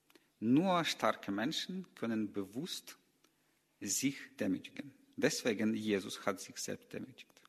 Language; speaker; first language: German; non-native, learner; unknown